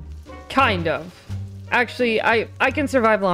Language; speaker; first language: English; native; English